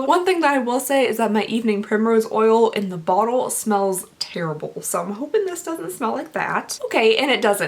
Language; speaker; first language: English; native; English